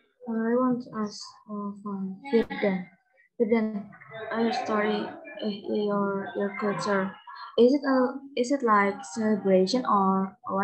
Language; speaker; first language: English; non-native, learner; Indonesian